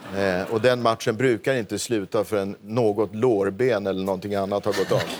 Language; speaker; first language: Swedish; native; Swedish